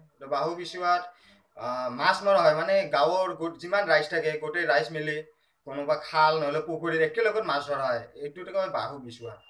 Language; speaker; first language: Assamese; non-native, local second language; Rangpuri